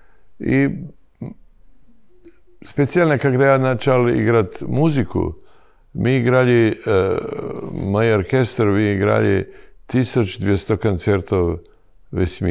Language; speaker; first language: Russian; non-native, learner; Serbian